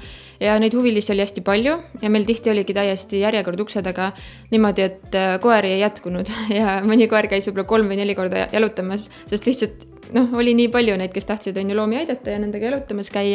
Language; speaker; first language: Estonian; native; Estonian